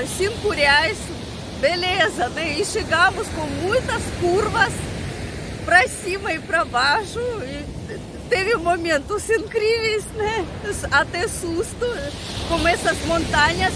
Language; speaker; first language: Portuguese; non-native, fluent; Russian